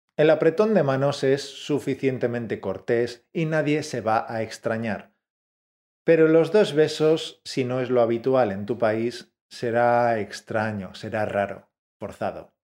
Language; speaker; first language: Spanish; native; Spanish